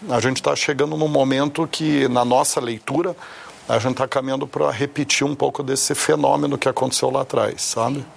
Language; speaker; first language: Portuguese; native; Portuguese